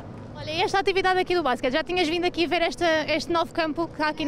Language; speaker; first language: Portuguese; native; Portuguese